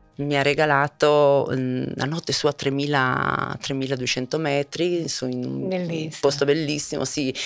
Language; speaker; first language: Italian; native; Italian